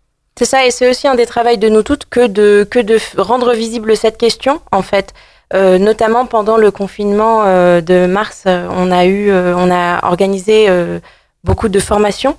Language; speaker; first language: French; native; French